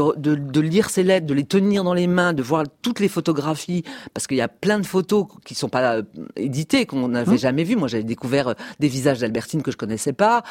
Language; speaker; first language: French; native; French